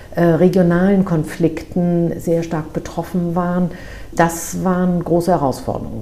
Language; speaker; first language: German; native; German